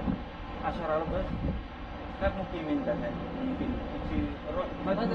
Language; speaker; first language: Arabic; non-native, fluent; Indonesian